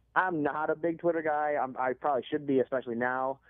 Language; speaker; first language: English; native; English